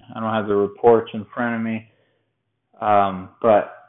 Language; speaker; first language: English; native; English